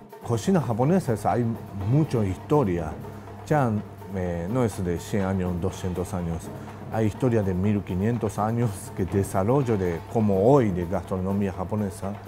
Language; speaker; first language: Spanish; non-native, learner; Japanese